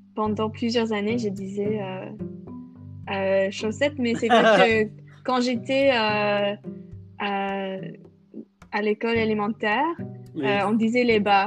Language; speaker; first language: French; non-native, fluent; English